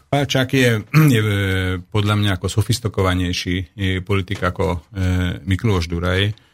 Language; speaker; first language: Slovak; non-native, local second language; Hungarian